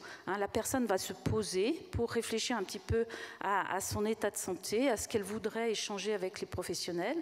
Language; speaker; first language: French; native; French